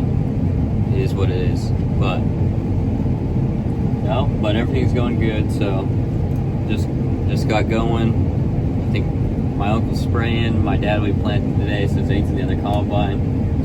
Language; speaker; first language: English; native; English